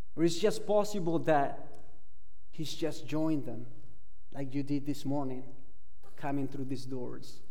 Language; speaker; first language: English; non-native, fluent; Spanish